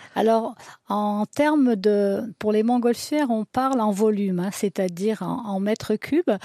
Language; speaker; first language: French; early bilingual, other home language; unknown